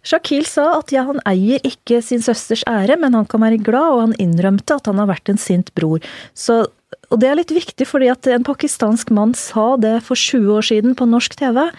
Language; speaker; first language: Norwegian; early bilingual, other home language; Urdu